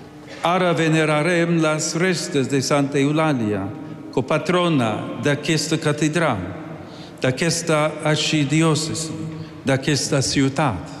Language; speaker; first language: Catalan; non-native, learner; English